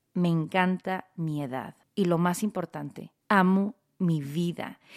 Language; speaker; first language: Spanish; early bilingual, heritage; Spanish